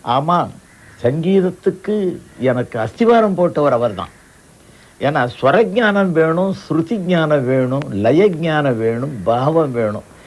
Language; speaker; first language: Tamil; non-native, local second language; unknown